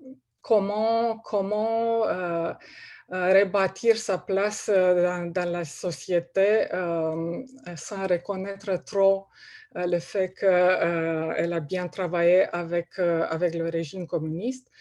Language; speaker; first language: French; non-native, fluent; Romanian